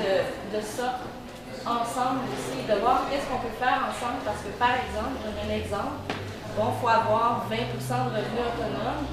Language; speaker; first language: French; native; French